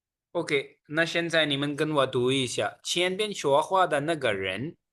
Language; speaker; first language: Chinese; non-native, fluent; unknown